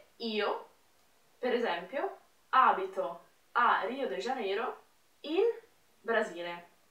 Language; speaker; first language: Italian; non-native, fluent; Portuguese